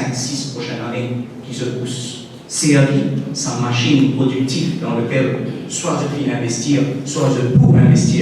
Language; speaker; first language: French; non-native, local second language; Morisyen